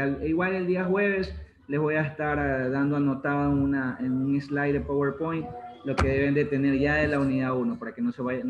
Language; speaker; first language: Spanish; native; Spanish